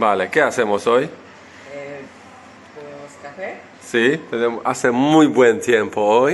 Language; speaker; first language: Spanish; non-native, fluent; Polish